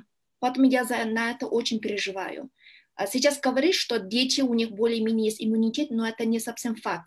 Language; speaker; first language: Russian; non-native, learner; Kyrgyz